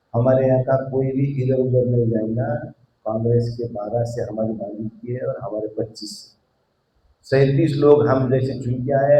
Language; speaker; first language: Hindi; non-native, local second language; Marathi